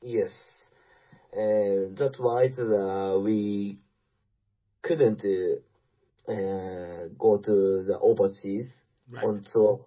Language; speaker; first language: English; non-native, learner; Japanese